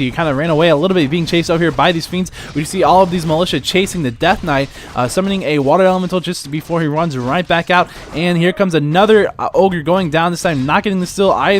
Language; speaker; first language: English; native; English